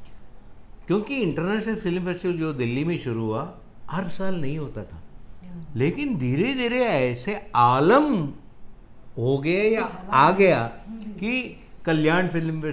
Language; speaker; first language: Hindi; non-native, local second language; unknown